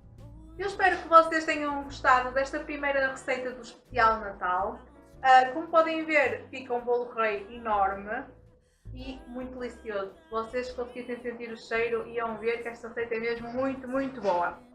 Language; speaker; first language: Portuguese; native; Portuguese